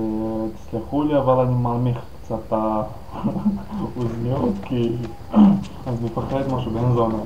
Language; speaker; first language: Hebrew; non-native, fluent; Russian